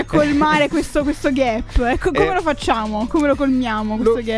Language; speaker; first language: Italian; native; Italian